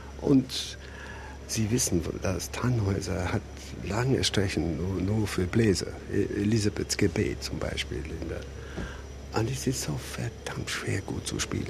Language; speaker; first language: German; non-native, fluent; English